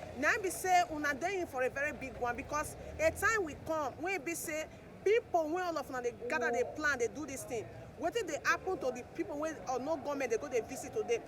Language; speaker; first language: Nigerian Pidgin; non-native, local second language; Igbo